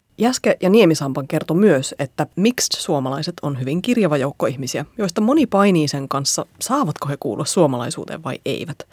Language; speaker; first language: Finnish; native; Finnish